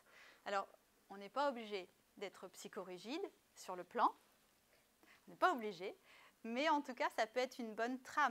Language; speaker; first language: French; native; French